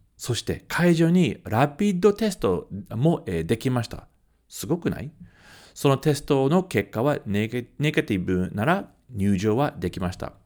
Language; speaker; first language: Japanese; early bilingual, heritage; Japanese